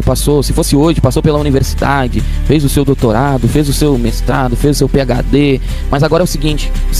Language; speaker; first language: Portuguese; native; Portuguese